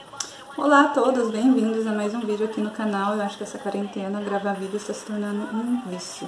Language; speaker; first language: Portuguese; native; Portuguese